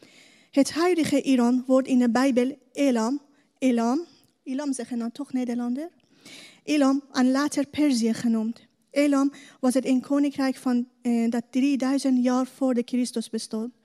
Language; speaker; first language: Dutch; non-native, learner; Persian